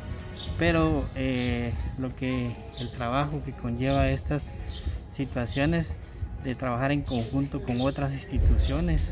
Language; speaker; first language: Spanish; native; Spanish